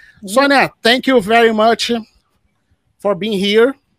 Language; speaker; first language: English; non-native, fluent; Portuguese